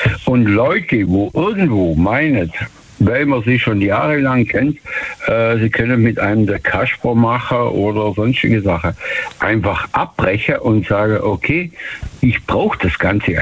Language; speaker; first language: German; native; German